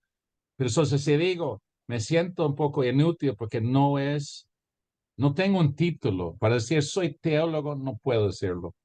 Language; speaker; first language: Spanish; early bilingual, heritage; Spanish